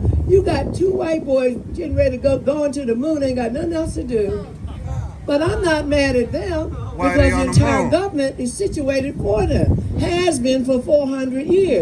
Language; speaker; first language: English; native; English